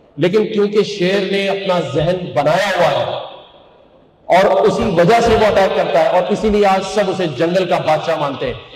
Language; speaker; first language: Urdu; native; Urdu